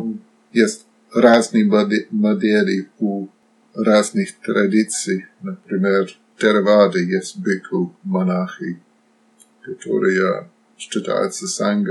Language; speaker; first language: Russian; non-native, fluent; Slovak